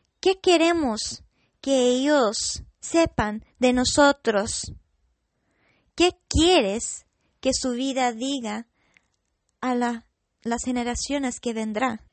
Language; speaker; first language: Spanish; non-native, fluent; English